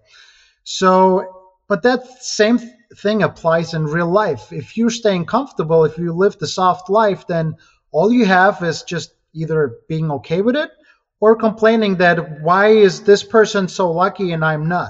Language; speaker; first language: English; non-native, fluent; Ukrainian